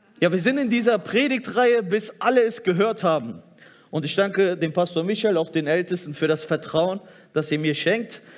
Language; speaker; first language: German; early bilingual, other home language; Turkish